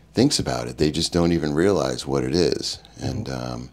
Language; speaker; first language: English; native; English